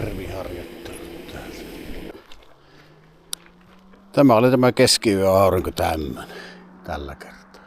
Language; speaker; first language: Finnish; native; Finnish